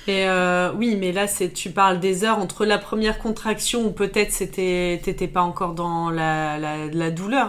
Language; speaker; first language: French; native; French